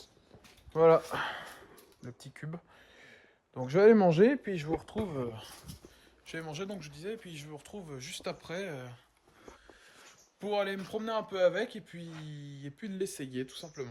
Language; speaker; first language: French; native; French